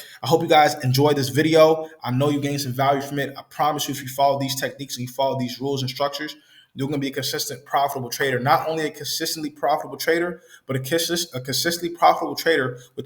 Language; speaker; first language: English; native; English